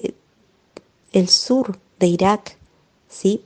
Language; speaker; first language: Spanish; native; Spanish